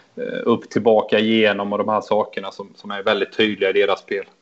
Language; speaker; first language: Swedish; native; Swedish